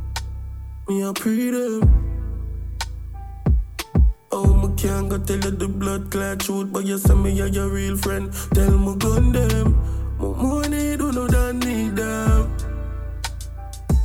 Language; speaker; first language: English; native; English